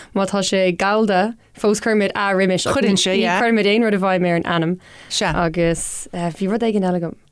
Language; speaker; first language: Irish; non-native, local second language; English